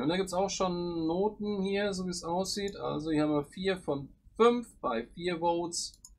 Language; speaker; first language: German; native; German